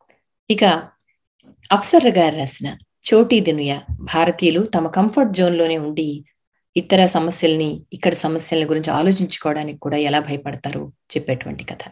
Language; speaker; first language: Telugu; native; Telugu